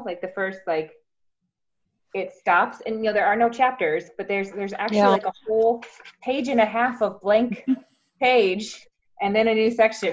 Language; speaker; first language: English; native; English